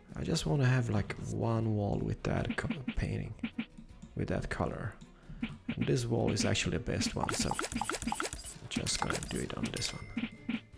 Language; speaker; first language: English; non-native, fluent; Polish